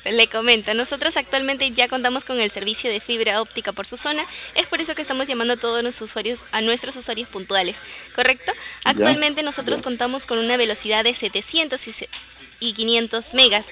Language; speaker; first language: Spanish; native; Spanish